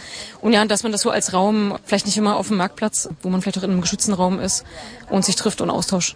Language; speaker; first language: German; native; German